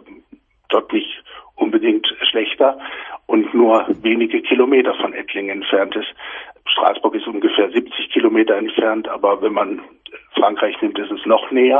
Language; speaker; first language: German; native; German